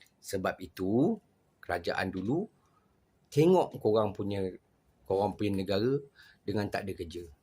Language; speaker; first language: Malay; native; Malay